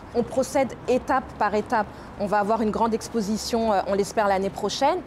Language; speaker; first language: French; native; French